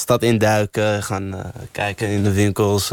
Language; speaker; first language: Dutch; early bilingual, other home language; Arabic